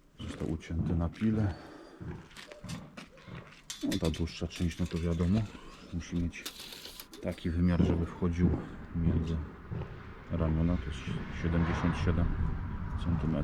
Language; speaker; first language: Polish; native; Polish